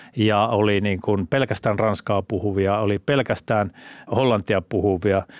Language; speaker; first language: Finnish; native; Finnish